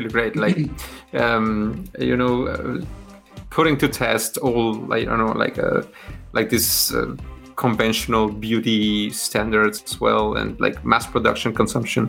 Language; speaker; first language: English; non-native, fluent; Spanish